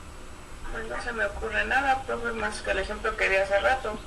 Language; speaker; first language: Spanish; native; Spanish